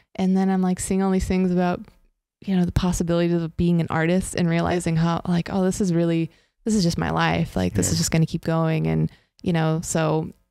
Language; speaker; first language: English; native; English